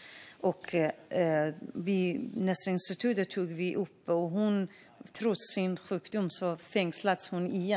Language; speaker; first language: Swedish; non-native, fluent; Kurdish